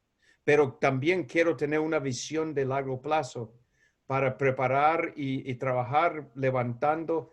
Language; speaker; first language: Spanish; non-native, fluent; English